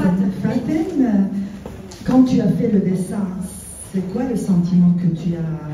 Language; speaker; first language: French; non-native, local second language; Arabic